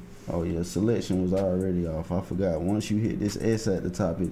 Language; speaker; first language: English; native; English